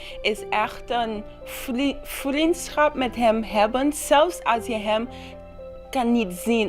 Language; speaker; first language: Dutch; non-native, local second language; Papiamento